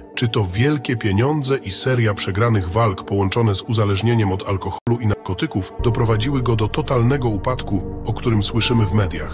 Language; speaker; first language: Polish; native; Polish